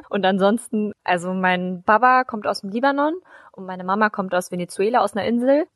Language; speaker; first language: German; native; German